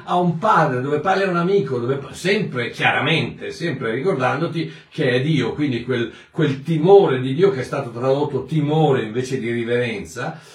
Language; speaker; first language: Italian; native; Italian